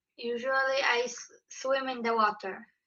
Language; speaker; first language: English; non-native, fluent; Polish